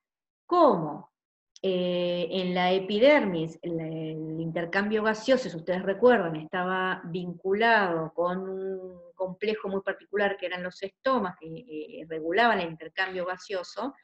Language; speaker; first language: Spanish; native; Spanish